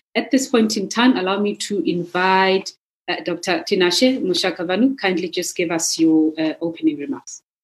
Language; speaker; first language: English; non-native, local second language; Zulu